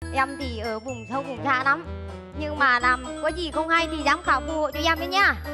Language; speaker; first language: Vietnamese; non-native, local second language; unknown